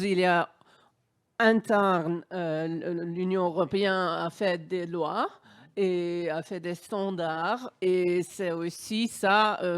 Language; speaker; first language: French; non-native, fluent; Dutch